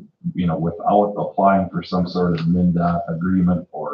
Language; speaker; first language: English; native; English